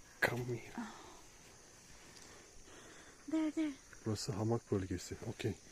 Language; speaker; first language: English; non-native, learner; Turkish